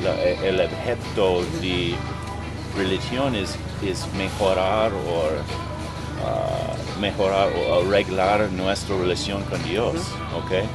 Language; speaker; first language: Spanish; non-native, learner; English